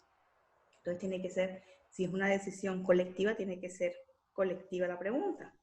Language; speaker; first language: Spanish; native; Spanish